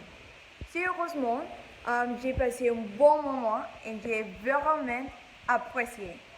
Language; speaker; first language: French; non-native, learner; English